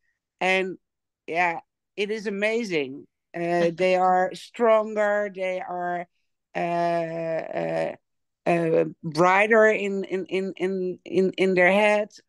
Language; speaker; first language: English; non-native, learner; Dutch